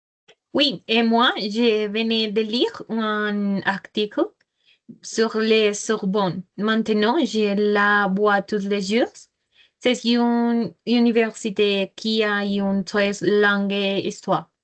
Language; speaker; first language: French; non-native, learner; Spanish